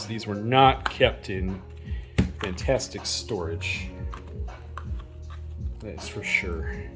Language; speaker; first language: English; native; English